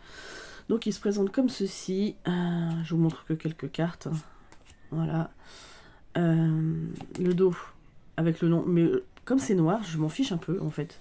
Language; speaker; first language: French; native; French